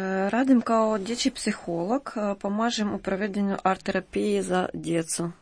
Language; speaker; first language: Croatian; non-native, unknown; Ukrainian